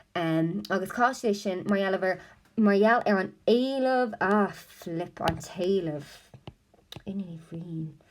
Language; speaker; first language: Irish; non-native, local second language; English